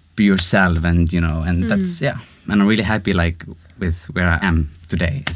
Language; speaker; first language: English; non-native, fluent; Icelandic